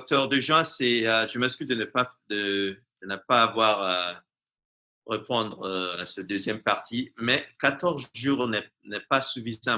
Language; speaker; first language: French; non-native, fluent; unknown